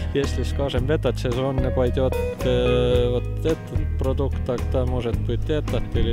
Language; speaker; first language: Russian; non-native, fluent; Estonian